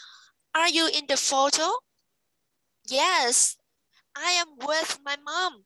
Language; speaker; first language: English; non-native, fluent; Vietnamese